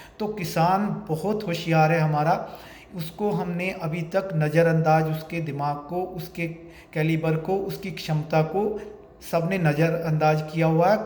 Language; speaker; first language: Hindi; native; Hindi